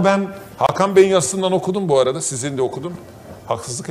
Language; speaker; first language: Turkish; native; Turkish